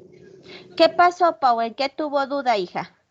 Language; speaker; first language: Spanish; native; Spanish